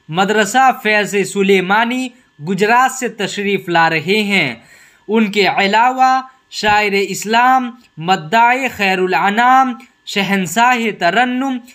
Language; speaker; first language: Urdu; native; Urdu